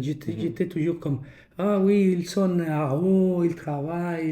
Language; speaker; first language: French; non-native, fluent; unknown